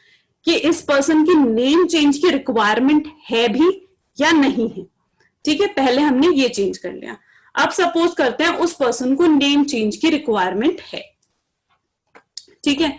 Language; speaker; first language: Hindi; native; Hindi